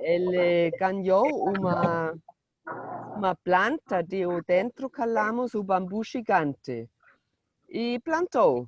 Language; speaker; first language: Portuguese; non-native, fluent; German